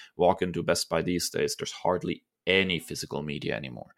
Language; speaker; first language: English; early bilingual, other home language; German